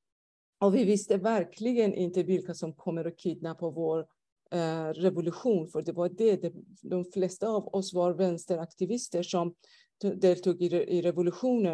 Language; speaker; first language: Swedish; non-native, fluent; Persian